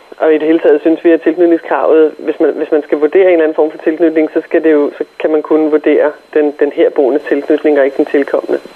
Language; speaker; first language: Danish; native; Danish